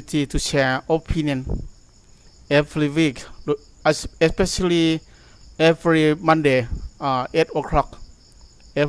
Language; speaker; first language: English; non-native, learner; Thai